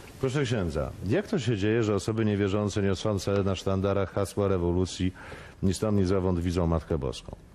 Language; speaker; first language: Polish; native; Polish